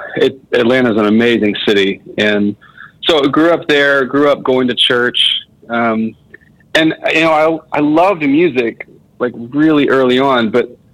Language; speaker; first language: English; native; English